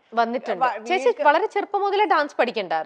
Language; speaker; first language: Malayalam; native; Malayalam